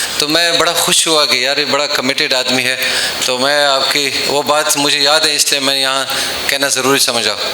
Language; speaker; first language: Urdu; non-native, local second language; Pashto